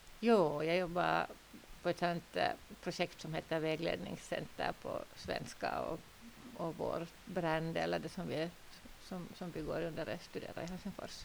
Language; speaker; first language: Swedish; native; Swedish